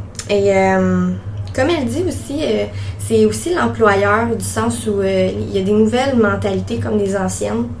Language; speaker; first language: French; native; French